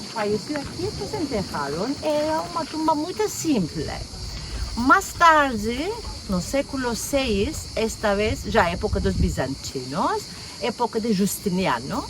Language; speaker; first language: Portuguese; non-native, fluent; Turkish